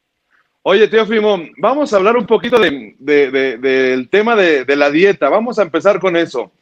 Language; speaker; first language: Spanish; native; Spanish